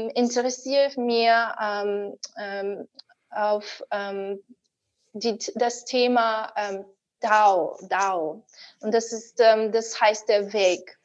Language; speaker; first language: German; non-native, fluent; Russian